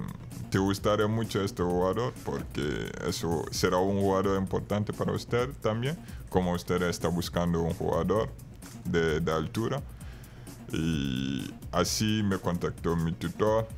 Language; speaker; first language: Spanish; non-native, fluent; Bambara